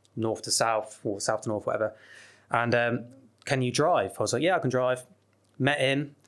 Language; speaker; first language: English; native; English